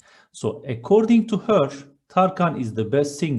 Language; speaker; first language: English; non-native, fluent; Turkish